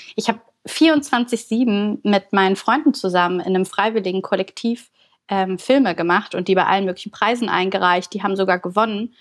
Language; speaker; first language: German; early bilingual, other home language; Bulgarian